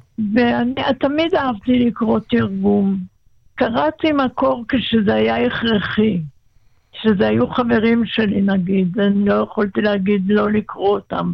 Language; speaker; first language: Hebrew; non-native, local second language; German